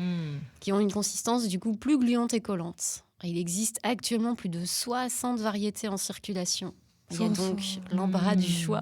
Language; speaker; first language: French; native; French